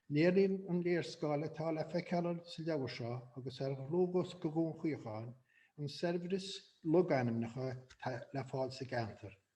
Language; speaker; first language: Irish; native; Irish